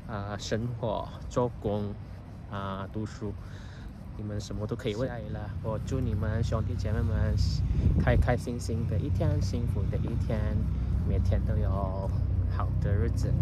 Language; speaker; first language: Chinese; early bilingual, heritage; Chinese